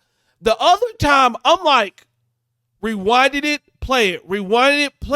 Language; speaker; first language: English; native; English